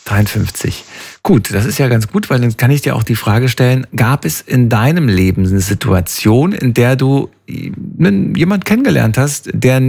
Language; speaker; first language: German; native; German